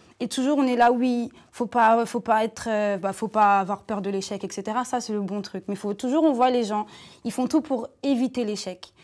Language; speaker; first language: French; native; French